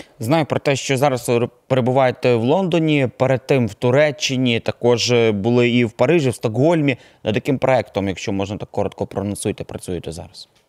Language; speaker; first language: Ukrainian; native; Ukrainian